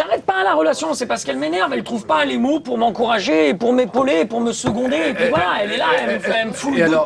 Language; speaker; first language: French; native; French